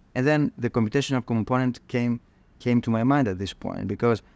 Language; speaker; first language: English; non-native, fluent; Greek